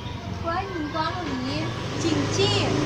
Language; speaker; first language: Chinese; non-native, learner; Indonesian